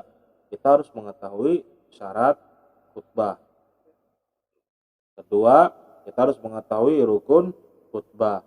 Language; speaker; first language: Indonesian; native; Indonesian